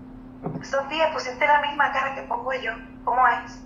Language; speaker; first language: Spanish; native; Spanish